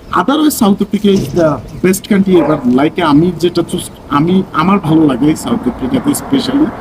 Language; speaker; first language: Bangla; native; Bangla